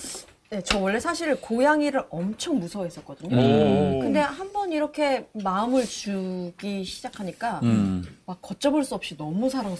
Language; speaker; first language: Korean; native; Korean